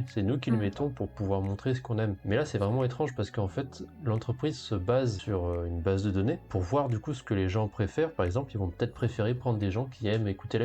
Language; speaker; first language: French; native; French